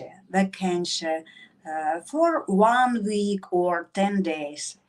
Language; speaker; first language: English; non-native, learner; Russian